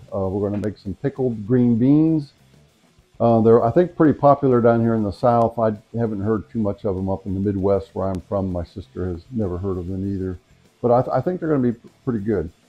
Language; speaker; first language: English; native; English